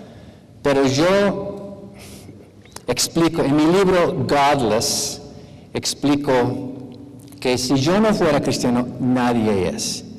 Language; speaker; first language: Spanish; non-native, fluent; English